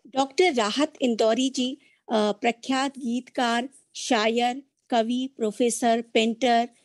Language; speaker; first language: Hindi; native; Hindi